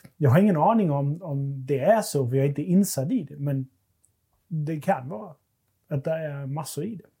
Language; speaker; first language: Swedish; non-native, fluent; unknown